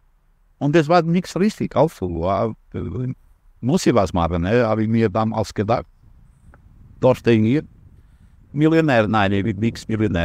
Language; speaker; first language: German; non-native, learner; Portuguese